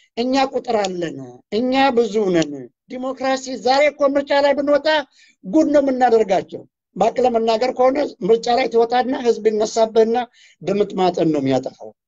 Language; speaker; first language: Amharic; non-native, local second language; Oromo